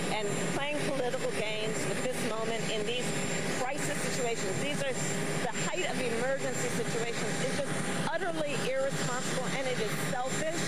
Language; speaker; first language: English; native; English